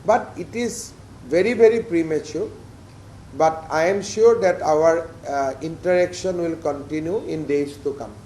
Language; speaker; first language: English; non-native, local second language; Assamese